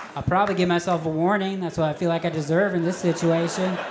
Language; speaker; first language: English; native; English